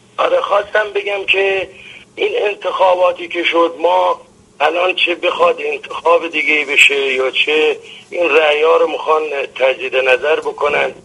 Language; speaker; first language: Persian; non-native, local second language; Arabic